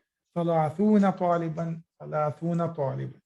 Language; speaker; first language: Arabic; non-native, fluent; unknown